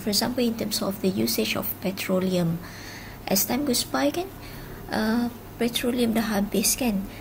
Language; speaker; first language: English; non-native, local second language; Malay